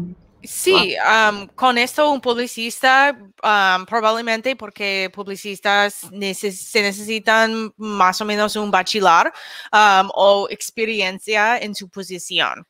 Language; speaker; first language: Spanish; non-native, learner; English